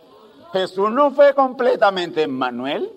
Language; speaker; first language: Spanish; native; Spanish